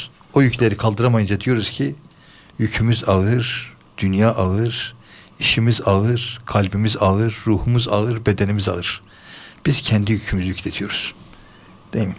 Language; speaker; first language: Turkish; native; Turkish